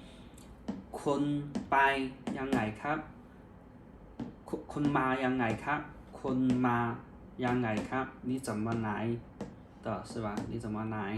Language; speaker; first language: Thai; non-native, learner; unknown